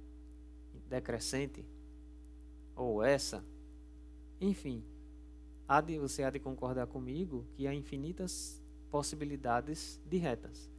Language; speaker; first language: Portuguese; native; Portuguese